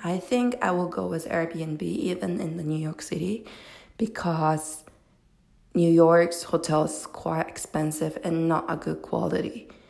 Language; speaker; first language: English; non-native, fluent; Japanese